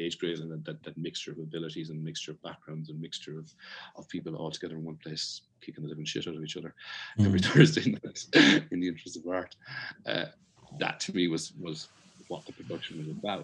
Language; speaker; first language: English; native; English